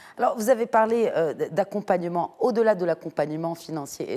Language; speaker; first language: French; non-native, local second language; Arabic